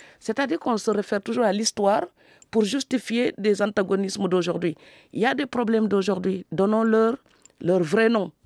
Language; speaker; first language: French; non-native, local second language; Serer